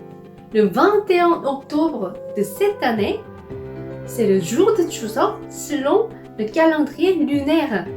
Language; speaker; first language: French; non-native, fluent; Korean